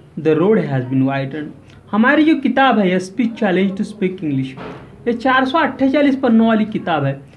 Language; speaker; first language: Hindi; non-native, local second language; Marathi